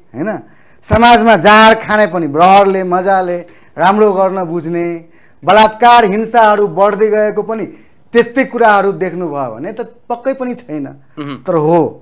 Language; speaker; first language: Nepali; non-native, local second language; Maithili